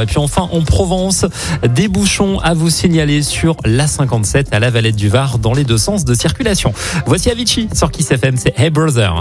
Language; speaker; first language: French; native; French